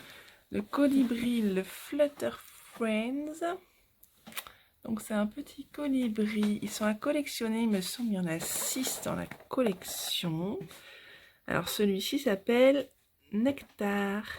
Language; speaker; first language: French; native; French